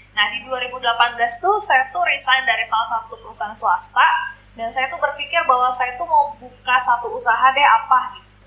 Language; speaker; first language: Indonesian; native; Indonesian